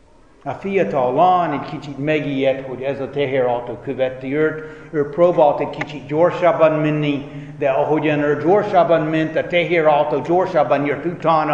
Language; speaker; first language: Hungarian; non-native, fluent; English